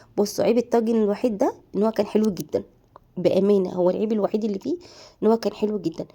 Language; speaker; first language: Egyptian Arabic; native; Egyptian Arabic